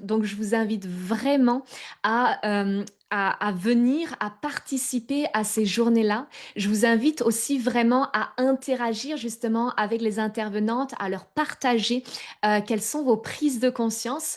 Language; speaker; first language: French; native; French